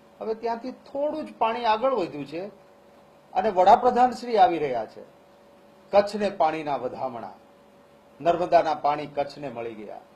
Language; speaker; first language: Gujarati; non-native, local second language; Kachhi